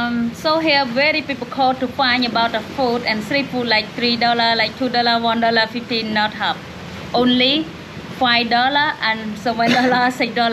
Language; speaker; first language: English; non-native, learner; Khmer